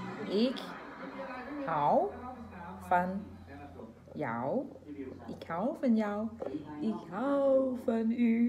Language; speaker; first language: Dutch; non-native, learner; Thai